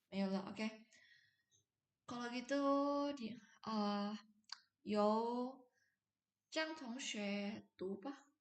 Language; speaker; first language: Chinese; non-native, fluent; Indonesian